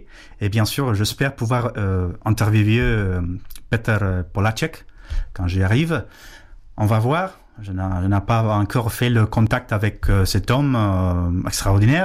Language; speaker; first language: French; non-native, fluent; Spanish